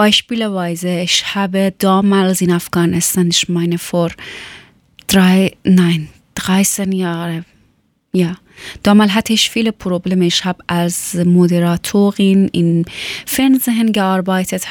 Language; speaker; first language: German; non-native, fluent; Persian